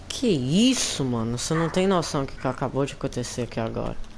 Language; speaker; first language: Portuguese; native; Portuguese